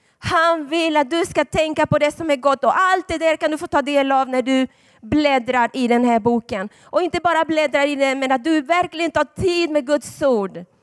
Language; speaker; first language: Swedish; non-native, fluent; Spanish